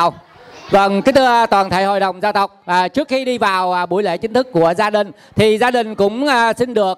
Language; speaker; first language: Vietnamese; native; Vietnamese